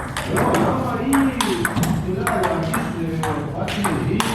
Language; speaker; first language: Hebrew; non-native, learner; Russian